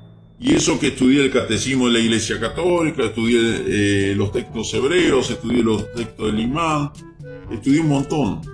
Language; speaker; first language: Spanish; native; Spanish